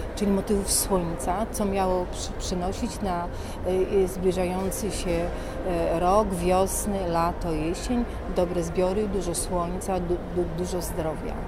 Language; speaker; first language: Polish; native; Polish